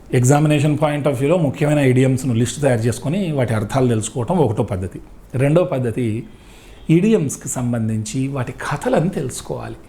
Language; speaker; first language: Telugu; native; Telugu